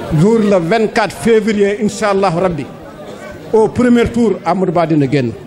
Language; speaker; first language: Wolof; native; Wolof